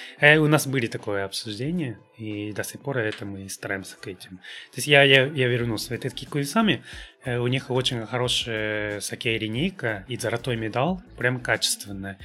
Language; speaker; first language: Russian; non-native, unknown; Japanese